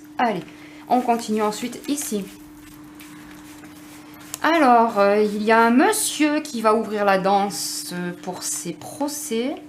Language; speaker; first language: French; native; French